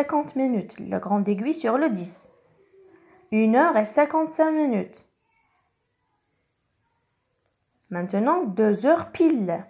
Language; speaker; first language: French; non-native, local second language; Arabic